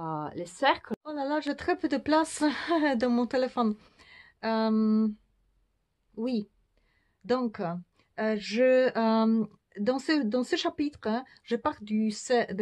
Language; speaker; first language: French; non-native, fluent; Polish